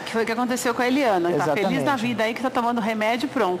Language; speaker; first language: Portuguese; native; Portuguese